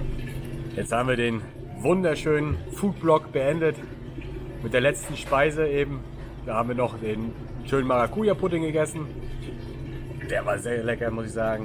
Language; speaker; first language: German; native; German